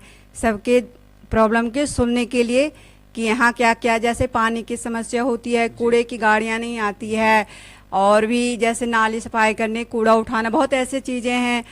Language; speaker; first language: Hindi; native; Hindi